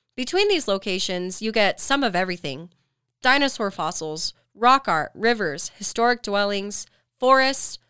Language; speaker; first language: English; native; English